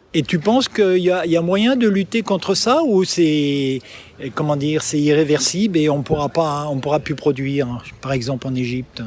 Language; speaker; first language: French; native; French